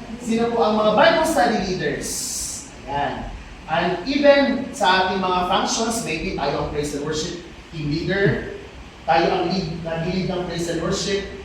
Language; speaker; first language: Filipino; non-native, local second language; Cebuano